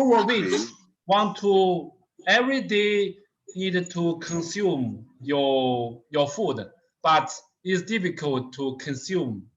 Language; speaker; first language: English; non-native, learner; Chinese